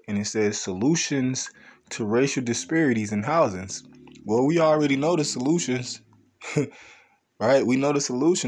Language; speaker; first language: English; native; English